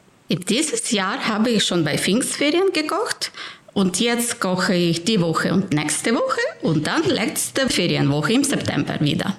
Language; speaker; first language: German; non-native, fluent; Ukrainian